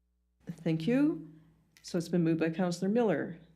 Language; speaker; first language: English; native; English